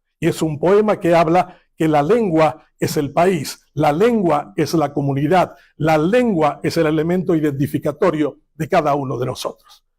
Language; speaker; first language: Spanish; non-native, local second language; Guarani